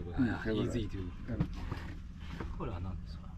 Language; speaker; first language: Japanese; non-native, learner; Chinese